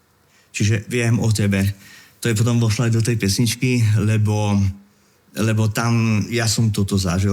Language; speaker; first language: Slovak; native; Slovak